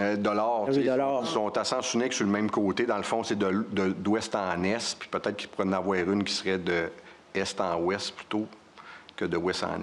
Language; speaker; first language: French; native; French